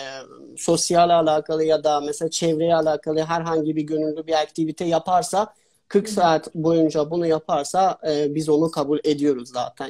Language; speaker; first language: Turkish; non-native, fluent; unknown